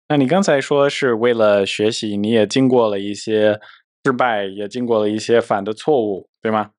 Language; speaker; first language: Chinese; non-native, fluent; English